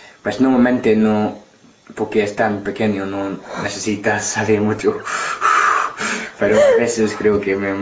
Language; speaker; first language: Spanish; non-native, learner; English